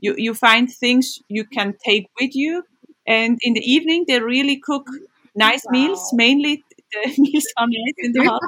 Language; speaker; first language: English; non-native, fluent; Swiss German